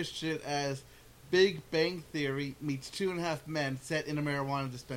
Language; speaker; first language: English; native; English